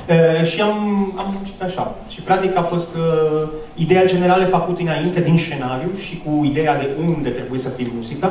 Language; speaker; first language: Romanian; non-native, fluent; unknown